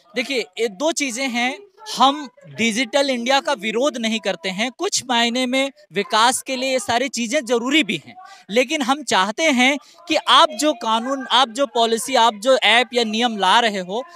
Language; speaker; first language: Hindi; native; Hindi